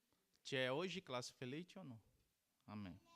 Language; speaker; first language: Italian; non-native, learner; Portuguese